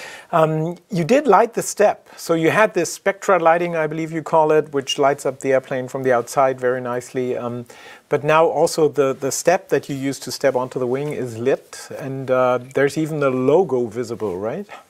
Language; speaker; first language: English; non-native, fluent; German